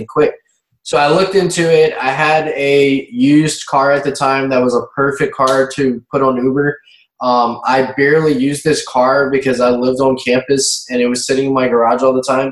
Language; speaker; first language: English; native; English